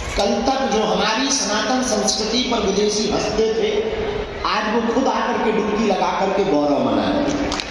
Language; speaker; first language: Hindi; native; Hindi